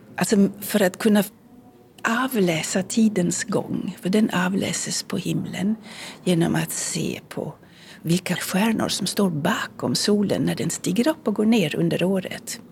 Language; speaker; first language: Swedish; early bilingual, heritage; Swedish